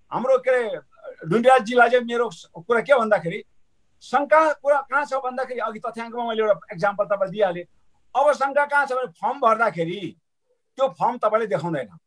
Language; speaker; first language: Nepali; non-native, local second language; Sherpa